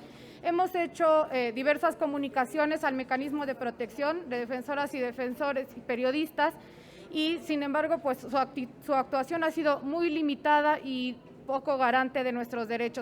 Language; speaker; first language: Spanish; native; Spanish